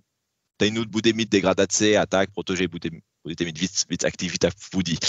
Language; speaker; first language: Czech; non-native, learner; French